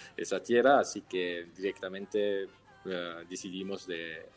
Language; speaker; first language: Spanish; non-native, fluent; French